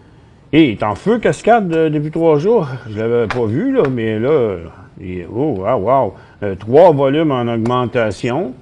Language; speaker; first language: French; native; French